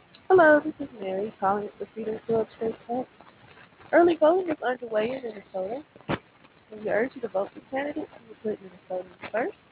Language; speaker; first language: English; native; English